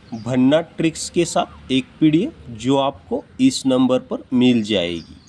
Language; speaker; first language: Hindi; non-native, local second language; Marathi